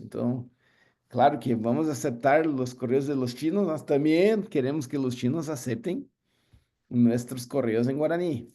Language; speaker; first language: Spanish; non-native, learner; Portuguese